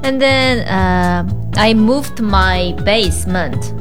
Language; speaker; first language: English; non-native, learner; Korean